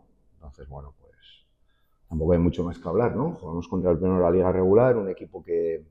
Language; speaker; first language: Spanish; native; Spanish